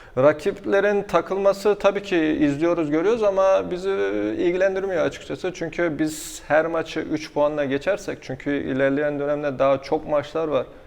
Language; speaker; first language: Turkish; early bilingual, heritage; Turkish